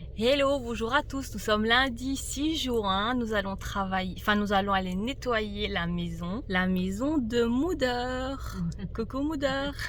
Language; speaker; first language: French; native; French